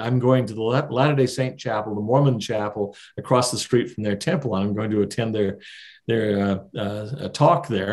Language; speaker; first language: English; native; English